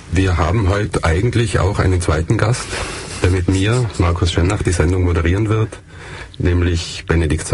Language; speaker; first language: German; native; German